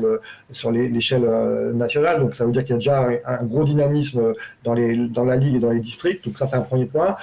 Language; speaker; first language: French; native; French